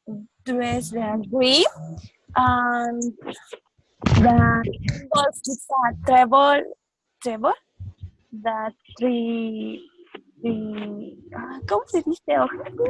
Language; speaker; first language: English; non-native, learner; Spanish